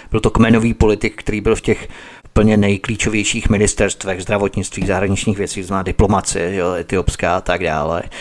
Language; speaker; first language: Czech; native; Czech